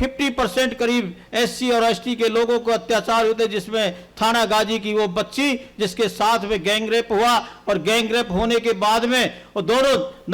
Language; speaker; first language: Hindi; native; Hindi